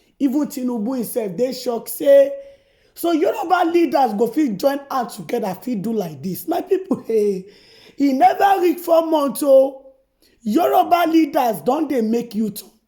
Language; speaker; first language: Nigerian Pidgin; native; Nigerian Pidgin